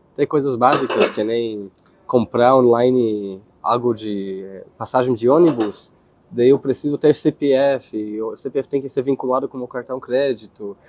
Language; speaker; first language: Portuguese; non-native, fluent; Hebrew